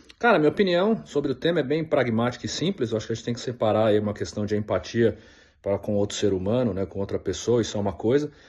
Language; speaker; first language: Portuguese; native; Portuguese